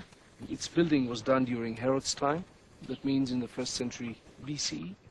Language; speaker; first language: English; non-native, fluent; Hebrew